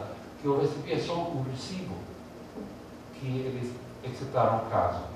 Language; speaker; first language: Portuguese; early bilingual, heritage; Portuguese